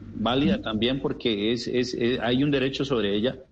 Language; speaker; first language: Spanish; native; Spanish